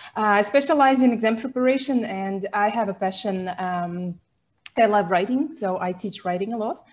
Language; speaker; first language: English; non-native, fluent; Russian